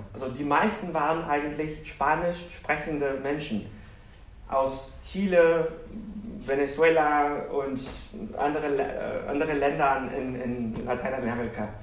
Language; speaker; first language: German; non-native, fluent; Portuguese